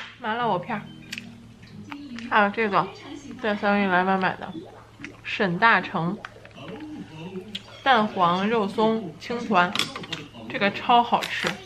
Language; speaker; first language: Chinese; native; Chinese